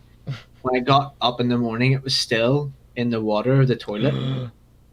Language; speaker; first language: English; native; English